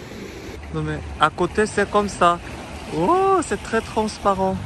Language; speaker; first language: French; non-native, fluent; Korean